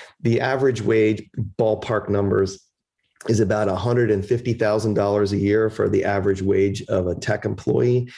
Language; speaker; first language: English; early bilingual, other home language; German